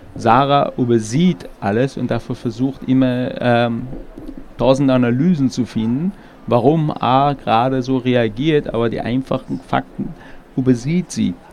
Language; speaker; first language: German; non-native, fluent; Persian